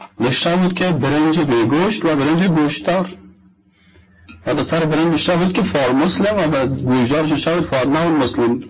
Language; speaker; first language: Persian; native; Persian